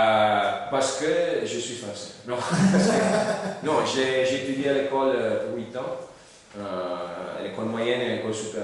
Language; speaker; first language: French; non-native, learner; Italian